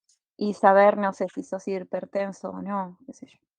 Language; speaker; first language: Spanish; native; Spanish